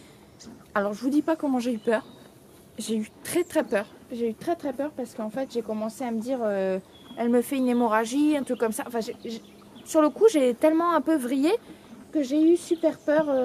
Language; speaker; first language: French; native; French